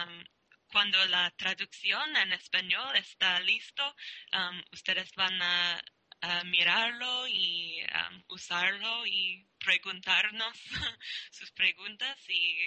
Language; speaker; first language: Spanish; non-native, learner; English